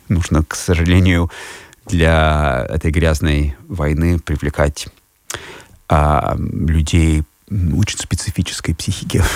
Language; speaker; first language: Russian; non-native, fluent; Lithuanian